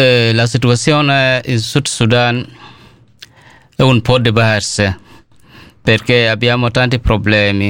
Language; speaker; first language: Italian; non-native, learner; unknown